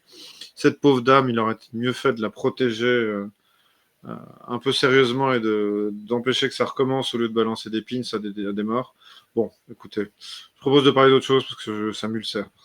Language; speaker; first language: French; native; French